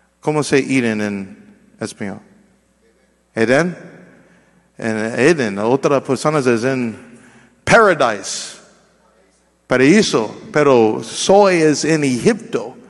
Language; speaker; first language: Spanish; non-native, learner; English